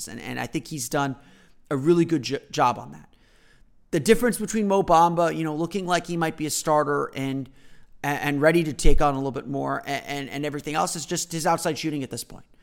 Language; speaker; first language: English; native; English